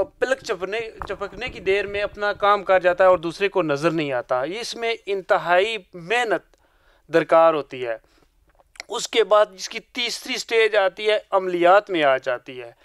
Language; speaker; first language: Urdu; non-native, local second language; Punjabi